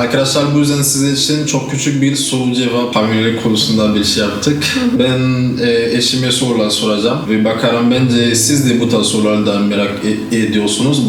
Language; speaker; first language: Turkish; non-native, learner; Haitian Creole